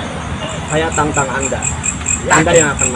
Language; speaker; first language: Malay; non-native, local second language; Sundanese